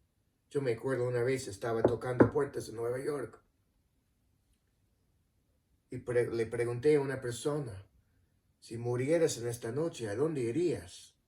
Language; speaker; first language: Spanish; non-native, fluent; English